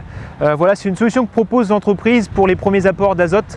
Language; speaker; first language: French; native; French